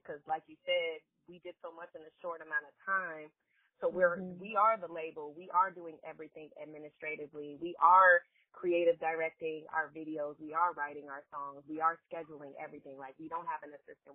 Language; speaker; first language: English; native; English